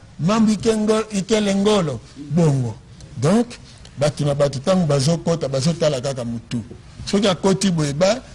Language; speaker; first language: Lingala; non-native, local second language; Kongo